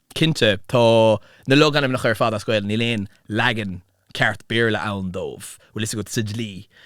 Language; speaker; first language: Irish; non-native, local second language; English